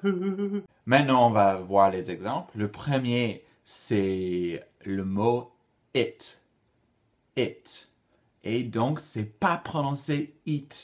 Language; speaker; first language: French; non-native, fluent; English